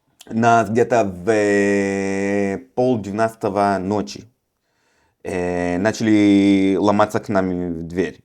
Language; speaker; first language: Russian; early bilingual, heritage; Russian